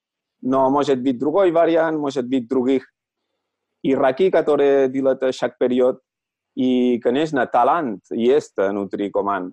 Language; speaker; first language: Russian; non-native, learner; Catalan